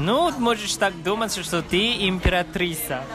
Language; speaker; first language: Russian; non-native, learner; Chinese